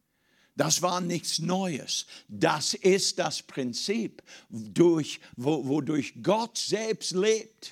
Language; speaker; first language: German; non-native, fluent; English